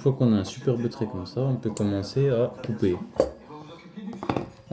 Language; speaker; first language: French; native; French